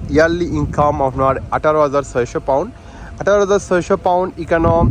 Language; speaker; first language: Bangla; native; Bangla